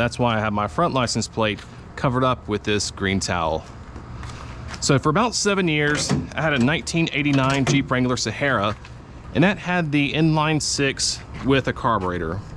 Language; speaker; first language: English; native; English